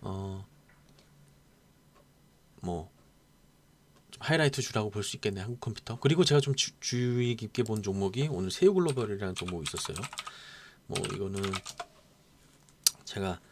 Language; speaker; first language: Korean; native; Korean